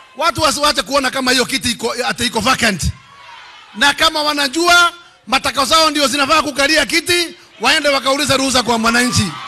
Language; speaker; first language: Swahili; non-native, local second language; Kikuyu